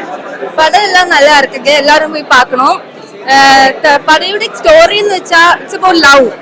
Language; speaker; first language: Tamil; non-native, learner; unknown